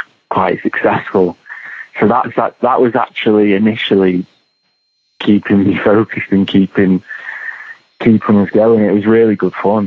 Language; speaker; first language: English; native; English